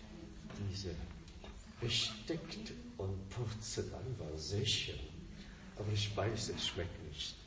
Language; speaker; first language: German; non-native, fluent; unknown